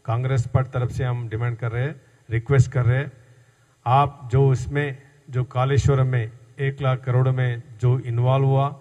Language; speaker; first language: Hindi; non-native, local second language; Telugu